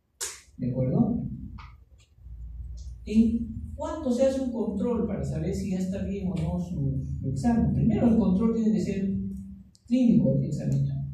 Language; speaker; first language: Spanish; native; Spanish